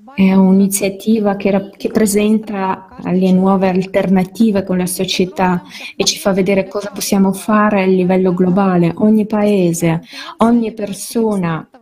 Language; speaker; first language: Italian; non-native, fluent; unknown